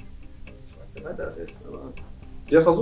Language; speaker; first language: German; non-native, fluent; Norwegian